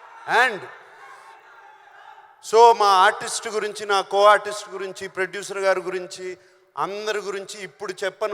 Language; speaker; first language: Telugu; native; Telugu